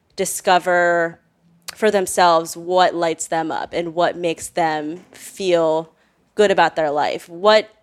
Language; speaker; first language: English; native; English